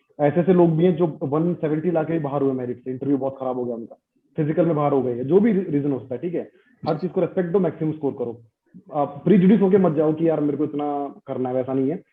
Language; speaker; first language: Hindi; native; Hindi